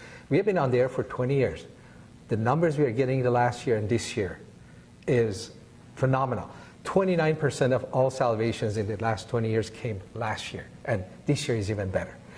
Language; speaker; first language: English; non-native, fluent; Persian